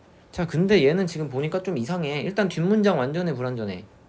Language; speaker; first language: Korean; native; Korean